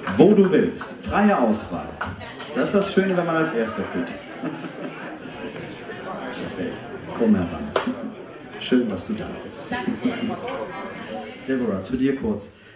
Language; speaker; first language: German; native; German